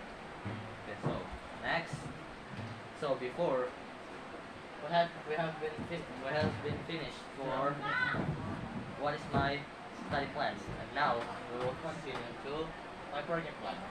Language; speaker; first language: English; non-native, learner; Indonesian